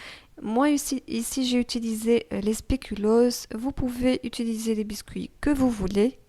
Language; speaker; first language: French; non-native, local second language; Arabic